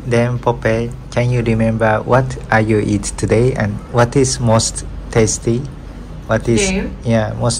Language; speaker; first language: English; non-native, learner; Japanese